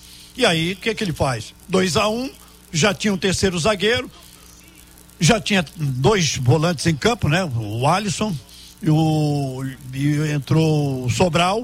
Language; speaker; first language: Portuguese; native; Portuguese